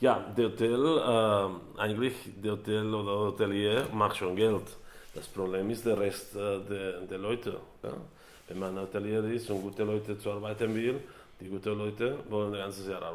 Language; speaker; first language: German; non-native, fluent; Catalan